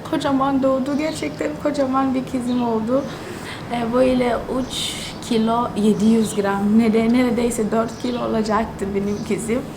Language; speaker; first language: Turkish; non-native, fluent; Tsonga